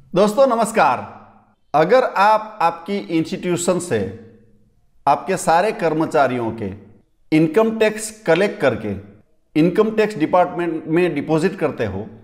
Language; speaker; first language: Hindi; non-native, local second language; Gujarati